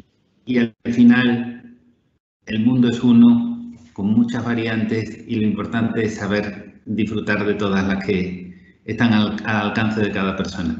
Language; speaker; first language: Spanish; native; Spanish